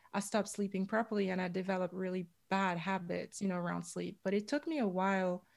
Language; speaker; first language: English; non-native, fluent; French